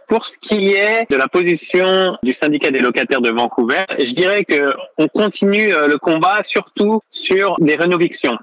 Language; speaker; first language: French; native; French